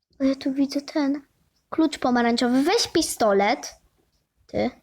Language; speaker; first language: Polish; native; Polish